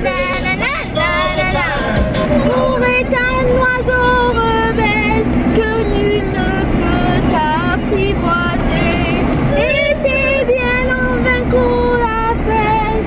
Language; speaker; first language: French; native; French